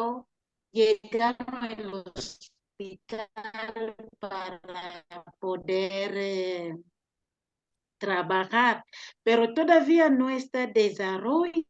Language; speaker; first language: Spanish; non-native, learner; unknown